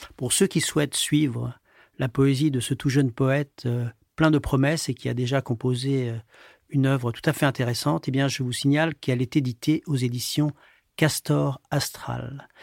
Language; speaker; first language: French; native; French